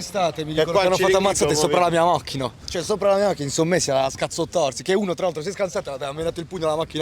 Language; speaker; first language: Italian; native; Italian